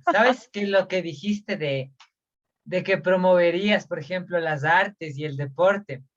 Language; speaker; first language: Spanish; native; Spanish